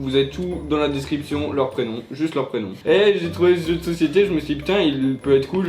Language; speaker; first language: French; native; French